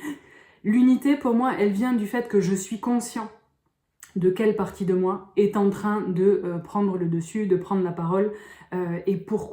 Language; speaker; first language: French; native; French